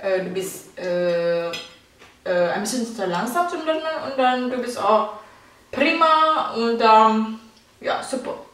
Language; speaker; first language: German; non-native, learner; Indonesian